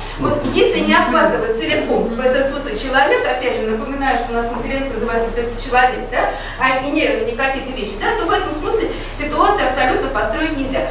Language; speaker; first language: Russian; native; Russian